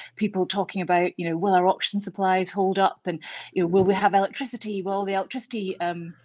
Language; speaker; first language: English; native; English